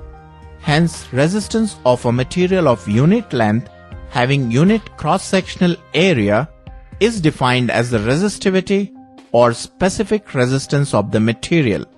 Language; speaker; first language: English; non-native, local second language; Telugu